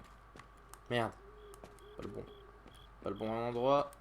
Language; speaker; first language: French; native; French